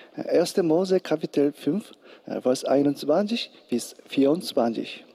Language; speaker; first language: German; non-native, learner; Korean